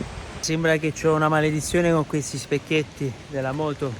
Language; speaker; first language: Italian; native; Italian